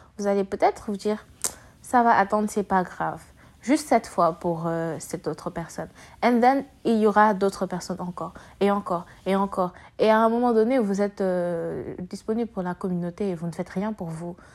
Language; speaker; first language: French; native; French